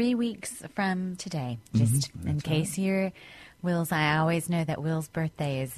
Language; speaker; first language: English; native; English